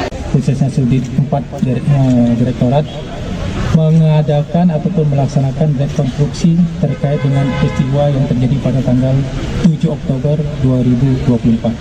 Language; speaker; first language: Indonesian; native; Indonesian